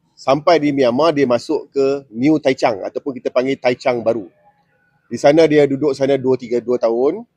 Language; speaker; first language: Malay; native; Malay